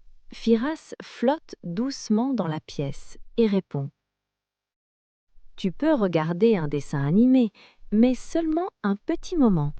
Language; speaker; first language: French; non-native, local second language; Arabic